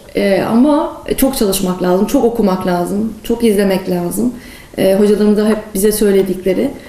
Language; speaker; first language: Turkish; early bilingual, heritage; Turkish